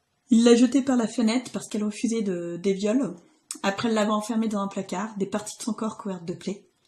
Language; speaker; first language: French; native; French